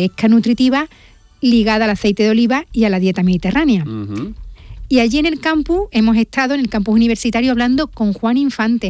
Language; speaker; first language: Spanish; native; Spanish